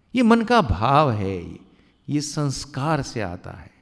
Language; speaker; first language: Hindi; native; Hindi